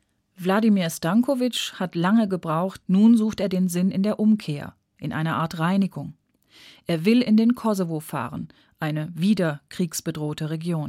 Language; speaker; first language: German; native; German